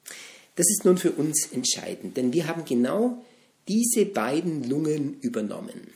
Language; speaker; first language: German; native; German